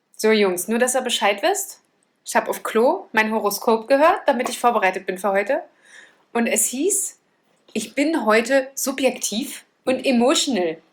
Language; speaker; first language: German; native; German